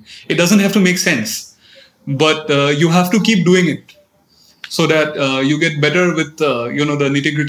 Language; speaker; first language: English; non-native, local second language; Assamese